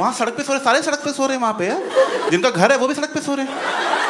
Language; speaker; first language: Hindi; native; Hindi